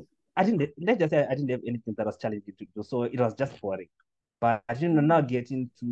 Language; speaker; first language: English; non-native, local second language; Shona